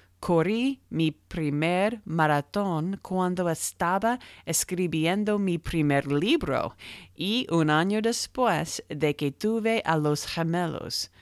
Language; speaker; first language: Spanish; non-native, learner; English